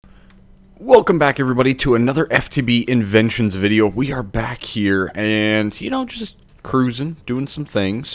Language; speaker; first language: English; native; English